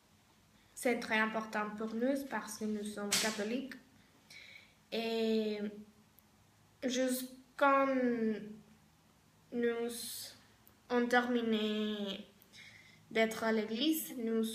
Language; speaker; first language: French; non-native, learner; Spanish